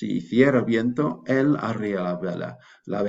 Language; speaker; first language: Spanish; non-native, fluent; English